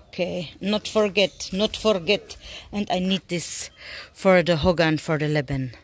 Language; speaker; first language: English; non-native, learner; German